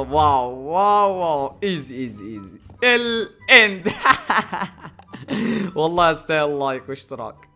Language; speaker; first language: Arabic; native; Arabic